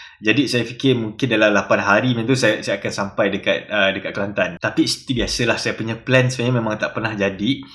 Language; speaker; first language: Malay; native; Malay